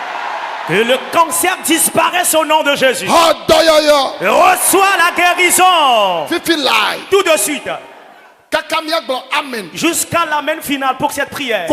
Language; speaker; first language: French; non-native, local second language; Ewe